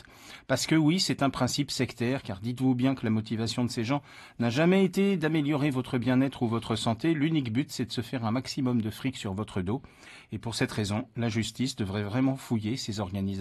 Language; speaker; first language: French; native; French